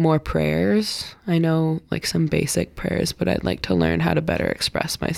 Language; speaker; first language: English; native; English